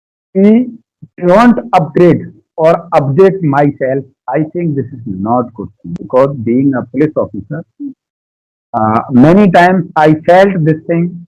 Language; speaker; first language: English; non-native, learner; Hindi